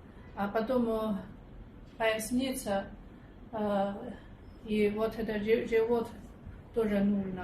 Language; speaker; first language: Russian; non-native, learner; Chinese